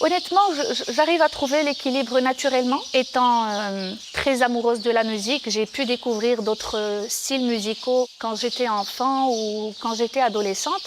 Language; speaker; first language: French; non-native, local second language; Arabic